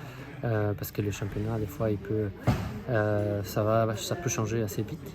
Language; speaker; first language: French; non-native, fluent; Spanish